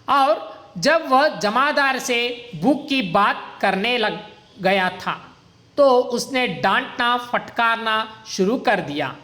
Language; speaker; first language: Hindi; non-native, local second language; Kannada